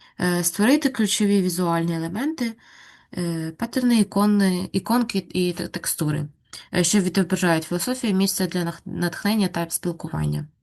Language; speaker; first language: Ukrainian; native; Ukrainian